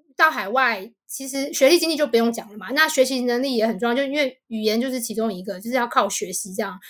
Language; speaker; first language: Chinese; native; Chinese